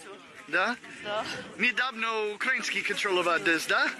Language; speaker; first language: Russian; non-native, learner; English